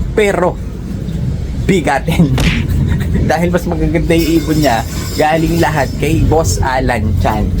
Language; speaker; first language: Filipino; native; Filipino